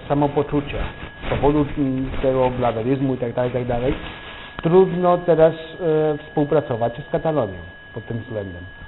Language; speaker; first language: Polish; non-native, fluent; Catalan